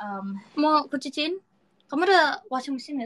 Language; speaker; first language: Indonesian; native; Indonesian